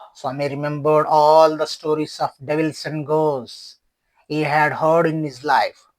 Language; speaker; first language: English; non-native, local second language; Kannada